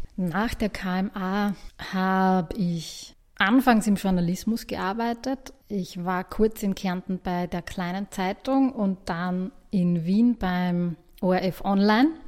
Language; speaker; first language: German; native; German